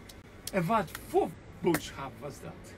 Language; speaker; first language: Dutch; non-native, fluent; Portuguese